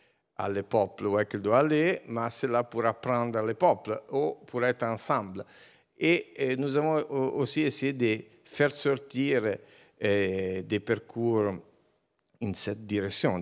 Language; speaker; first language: French; non-native, learner; Italian